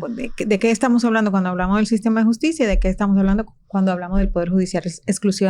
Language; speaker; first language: Spanish; native; Spanish